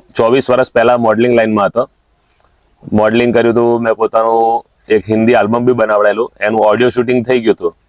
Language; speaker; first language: Gujarati; non-native, local second language; Sindhi